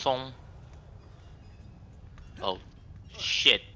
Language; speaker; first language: Chinese; native; Chinese